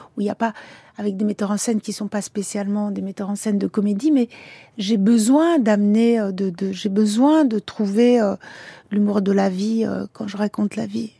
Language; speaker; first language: French; early bilingual, other home language; Italian